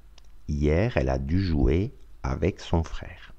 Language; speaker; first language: French; non-native, fluent; Russian